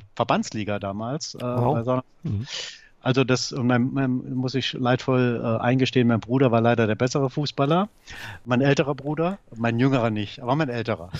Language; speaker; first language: German; native; German